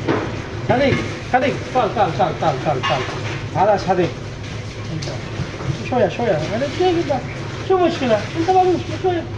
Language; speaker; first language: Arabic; non-native, learner; Bangla